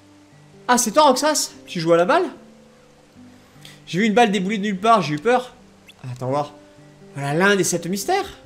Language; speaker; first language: French; native; French